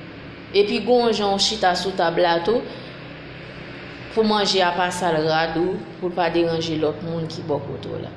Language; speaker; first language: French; non-native, local second language; Haitian Creole